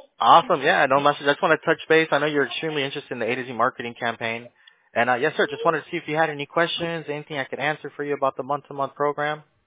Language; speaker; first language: English; early bilingual, other home language; Spanish